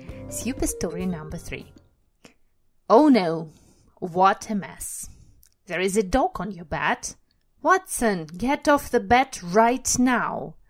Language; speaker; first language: English; non-native, fluent; Russian